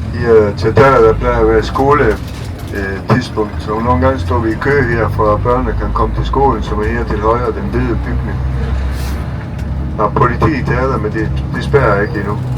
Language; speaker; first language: Danish; non-native, fluent; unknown